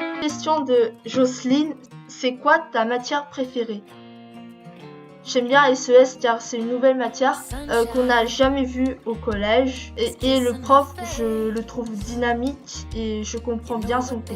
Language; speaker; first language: French; early bilingual, other home language; Korean